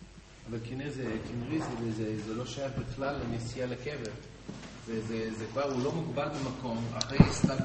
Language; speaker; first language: Hebrew; non-native, fluent; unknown